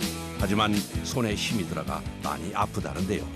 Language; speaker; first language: Korean; native; Korean